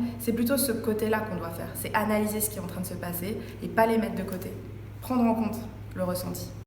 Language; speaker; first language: French; native; French